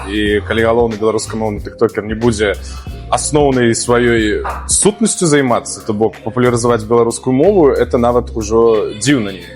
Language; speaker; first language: Belarusian; non-native, local second language; Russian